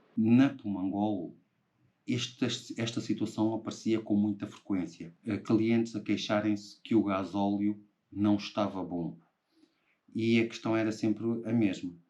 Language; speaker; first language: Portuguese; native; Portuguese